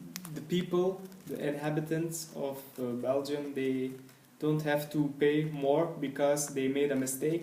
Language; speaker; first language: English; non-native, learner; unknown